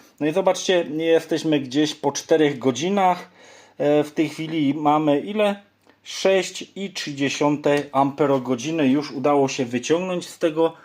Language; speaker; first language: Polish; native; Polish